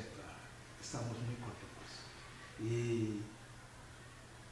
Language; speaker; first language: Spanish; non-native, learner; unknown